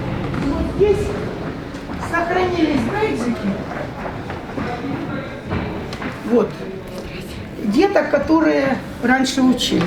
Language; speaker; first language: Russian; native; Russian